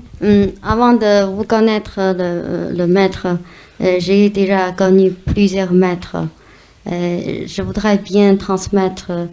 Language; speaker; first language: French; non-native, fluent; Chinese